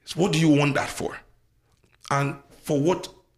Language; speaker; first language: English; non-native, local second language; Yoruba